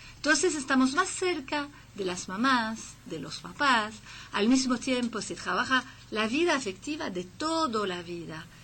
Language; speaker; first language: Spanish; non-native, fluent; French